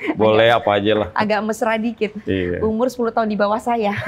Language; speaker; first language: Indonesian; native; Indonesian